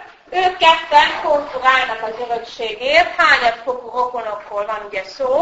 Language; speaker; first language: Hungarian; native; Hungarian